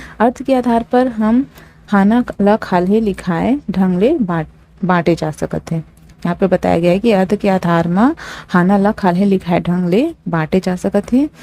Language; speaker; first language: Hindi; native; Hindi